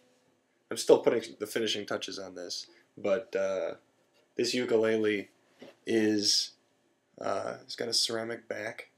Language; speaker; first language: English; native; English